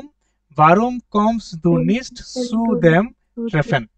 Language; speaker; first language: German; non-native, fluent; Bangla